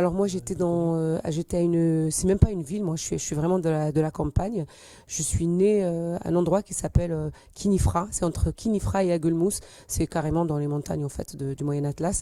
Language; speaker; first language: French; native; French